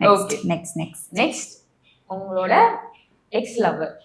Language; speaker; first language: Tamil; native; Tamil